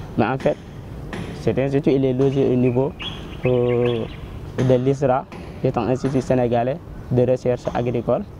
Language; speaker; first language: French; non-native, local second language; Wolof